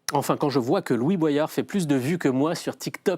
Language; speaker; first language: French; native; French